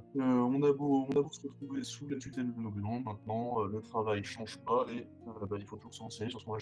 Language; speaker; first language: French; native; French